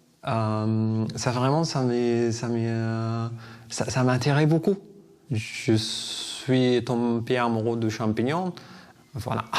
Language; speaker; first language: French; non-native, fluent; Arabic